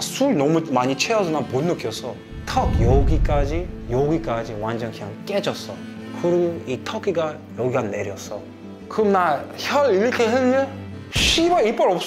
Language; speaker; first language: Korean; non-native, fluent; English